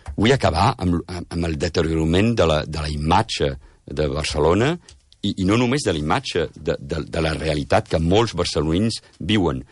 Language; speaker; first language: Catalan; early bilingual, heritage; Catalan